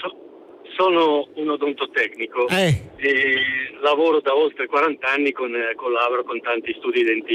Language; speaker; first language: Italian; native; Italian